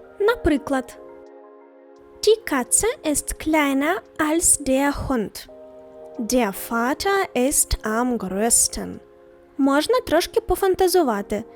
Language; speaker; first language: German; non-native, fluent; Ukrainian